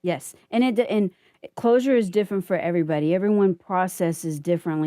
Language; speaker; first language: English; native; English